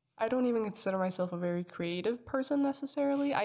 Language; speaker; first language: English; non-native, fluent; Danish